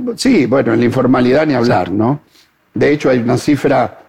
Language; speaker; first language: Spanish; native; Spanish